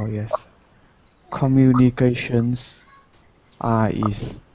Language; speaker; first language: English; non-native, learner; Vietnamese